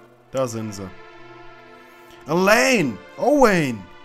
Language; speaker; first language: German; native; German